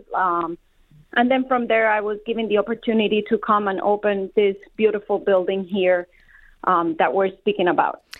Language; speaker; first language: English; non-native, fluent; Spanish